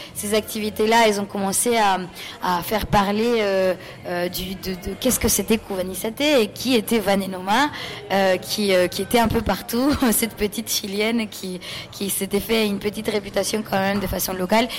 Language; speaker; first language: French; non-native, fluent; Spanish